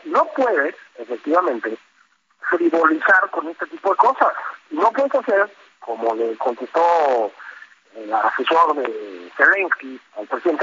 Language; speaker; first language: Spanish; native; Spanish